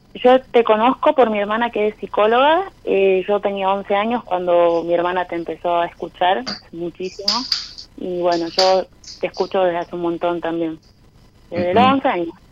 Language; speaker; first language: Spanish; native; Spanish